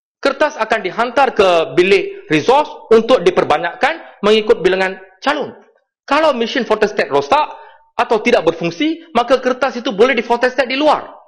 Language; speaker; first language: Malay; non-native, local second language; Tamil